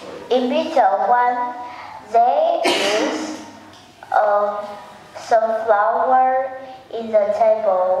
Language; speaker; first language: English; non-native, learner; Vietnamese